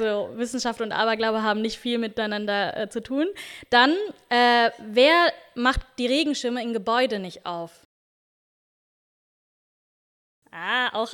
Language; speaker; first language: German; native; German